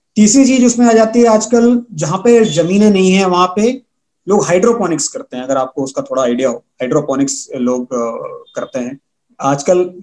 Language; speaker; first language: Hindi; native; Hindi